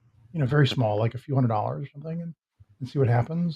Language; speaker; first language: English; native; English